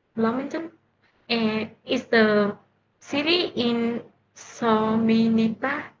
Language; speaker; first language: English; non-native, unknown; Vietnamese